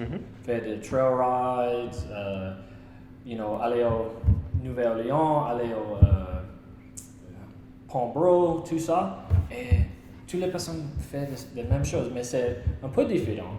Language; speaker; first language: French; non-native, learner; English